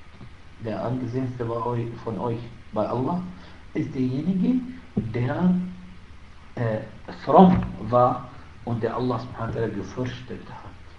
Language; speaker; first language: German; non-native, fluent; Arabic